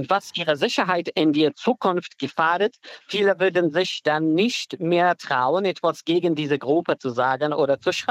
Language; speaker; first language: German; non-native, fluent; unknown